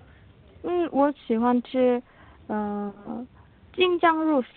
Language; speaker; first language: Chinese; non-native, learner; Korean